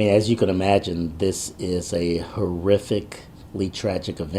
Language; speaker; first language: English; native; English